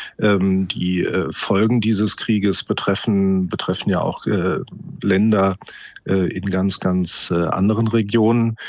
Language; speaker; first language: German; native; German